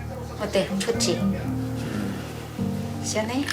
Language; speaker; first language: Korean; non-native, learner; Khmer